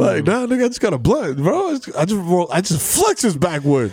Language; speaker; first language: English; early bilingual, other home language; Spanish